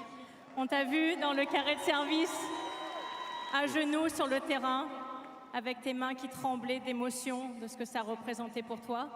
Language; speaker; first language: French; native; French